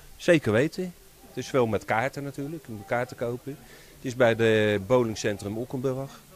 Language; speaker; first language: Dutch; native; Dutch